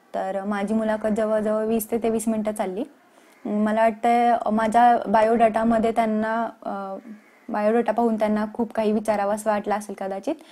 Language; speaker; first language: Marathi; native; Marathi